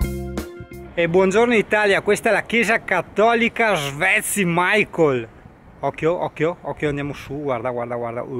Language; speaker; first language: Italian; native; Italian